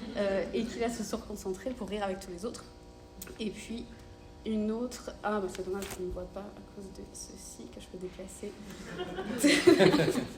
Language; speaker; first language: French; native; French